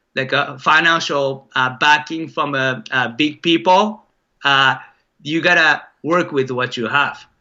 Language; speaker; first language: English; non-native, fluent; Japanese